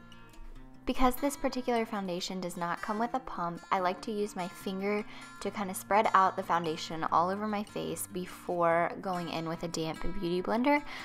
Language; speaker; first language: English; native; English